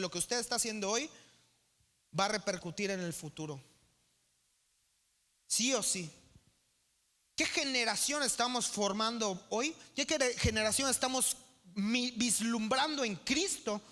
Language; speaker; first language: Spanish; native; Spanish